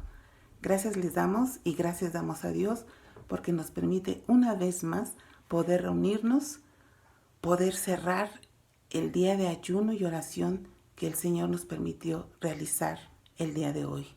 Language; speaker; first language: Spanish; native; Spanish